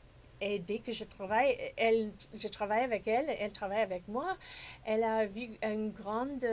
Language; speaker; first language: French; non-native, fluent; English